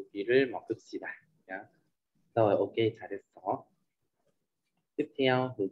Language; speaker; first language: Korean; non-native, fluent; Vietnamese